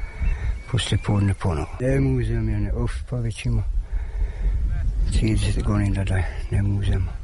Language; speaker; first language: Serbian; non-native, local second language; Hungarian